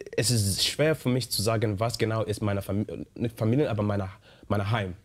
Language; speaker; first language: German; non-native, learner; English